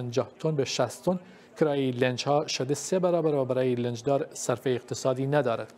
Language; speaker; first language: Persian; non-native, local second language; Kurdish